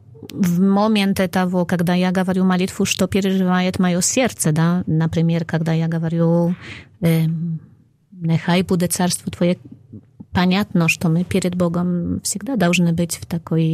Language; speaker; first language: Russian; non-native, fluent; Polish